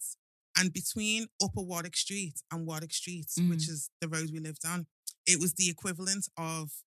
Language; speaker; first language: English; native; English